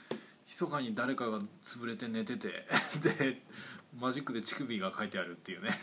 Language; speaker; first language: Japanese; native; Japanese